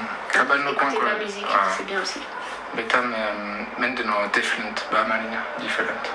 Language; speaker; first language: Amharic; non-native, learner; English